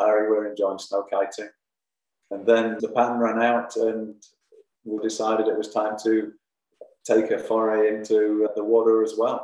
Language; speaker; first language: English; native; English